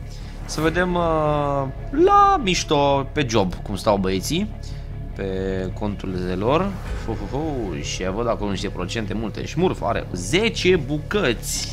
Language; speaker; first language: Romanian; native; Romanian